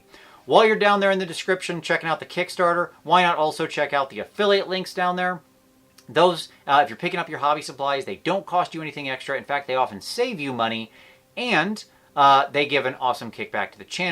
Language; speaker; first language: English; native; English